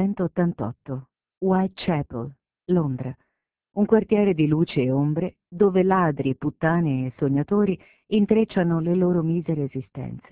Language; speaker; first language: Italian; native; Italian